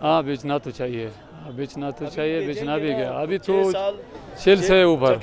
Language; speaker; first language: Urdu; non-native, learner; Pashto